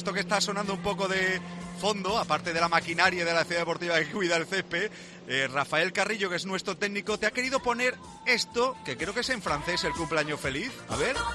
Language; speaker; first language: Spanish; native; Spanish